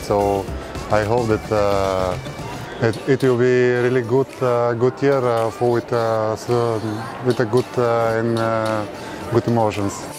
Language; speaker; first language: English; non-native, learner; Bulgarian